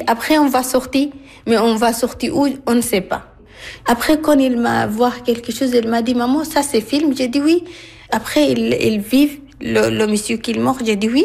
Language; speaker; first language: French; non-native, learner; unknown